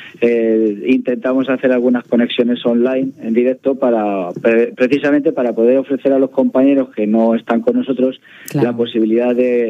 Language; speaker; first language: Spanish; native; Spanish